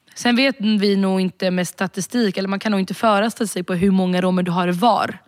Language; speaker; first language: Swedish; early bilingual, other home language; Romany